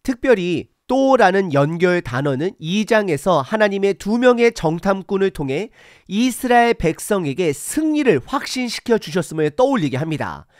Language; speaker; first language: Korean; native; Korean